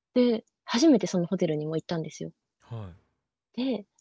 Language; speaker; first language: Japanese; native; Japanese